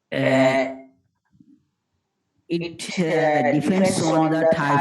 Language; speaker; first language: English; non-native, learner; Bangla